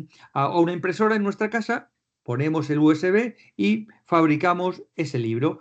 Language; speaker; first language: Spanish; native; Spanish